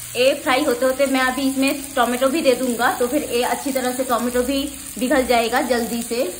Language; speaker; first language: Hindi; non-native, local second language; Bangla